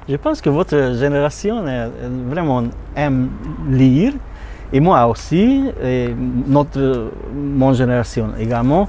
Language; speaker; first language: French; non-native, learner; Hungarian